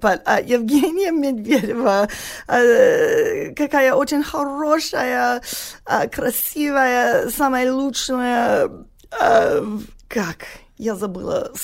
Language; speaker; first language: Russian; non-native, learner; English